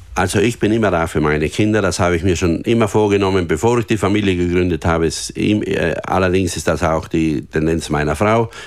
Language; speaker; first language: German; native; German